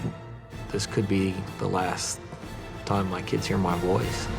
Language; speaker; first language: English; native; English